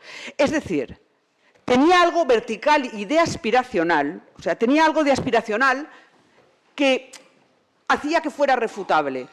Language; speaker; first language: Spanish; native; Spanish